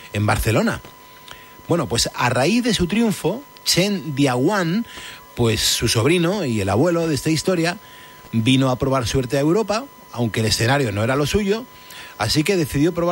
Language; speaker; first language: Spanish; native; Spanish